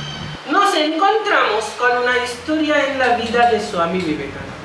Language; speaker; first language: Spanish; non-native, fluent; Bangla